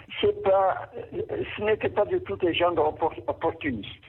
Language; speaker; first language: French; non-native, fluent; Portuguese